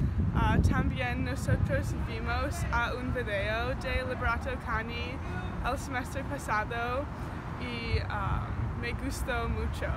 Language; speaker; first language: Spanish; non-native, learner; English